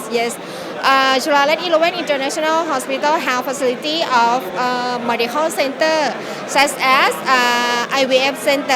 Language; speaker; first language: English; non-native, learner; Thai